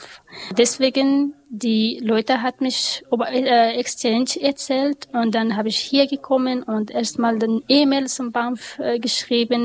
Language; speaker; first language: German; non-native, learner; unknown